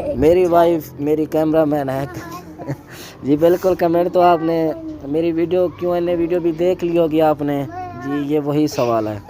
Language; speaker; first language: Urdu; non-native, local second language; Saraiki